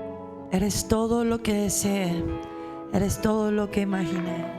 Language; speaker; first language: Spanish; native; Spanish